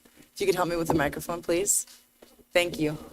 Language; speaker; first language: English; native; English